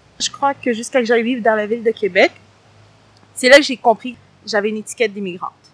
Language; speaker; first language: French; early bilingual, other home language; Spanish